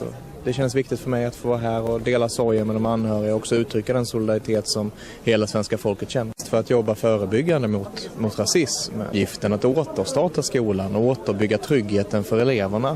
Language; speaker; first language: Swedish; native; Swedish